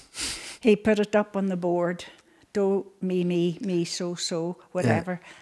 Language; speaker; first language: English; native; English